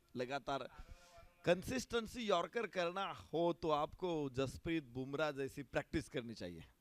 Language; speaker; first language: Hindi; non-native, local second language; Marathi